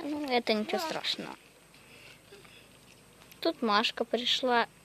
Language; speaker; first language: Russian; native; Russian